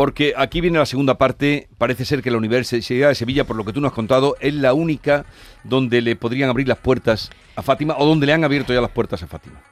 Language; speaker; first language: Spanish; native; Spanish